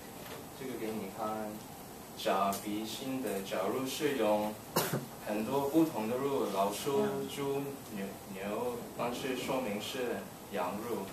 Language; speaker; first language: Chinese; non-native, learner; English